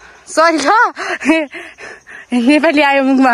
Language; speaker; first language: Nepali; native; Nepali